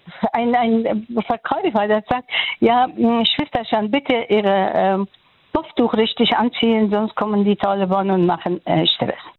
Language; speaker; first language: German; non-native, fluent; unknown